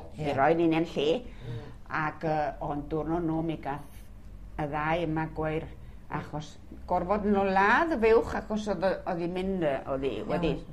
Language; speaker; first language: Welsh; early bilingual, heritage; Welsh